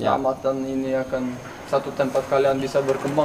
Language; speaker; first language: Indonesian; non-native, learner; Norwegian